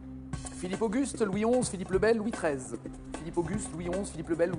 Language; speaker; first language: French; native; French